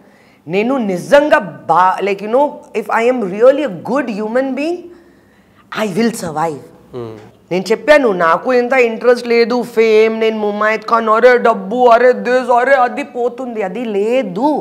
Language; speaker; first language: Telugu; non-native, learner; Hindi